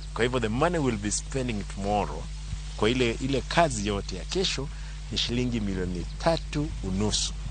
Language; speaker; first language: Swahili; non-native, local second language; Gusii